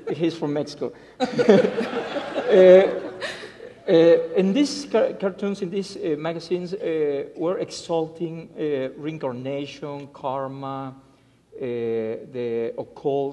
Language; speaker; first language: English; non-native, fluent; Spanish